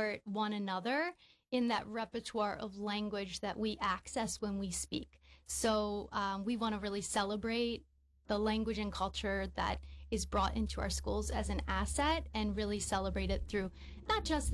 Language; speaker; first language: English; native; English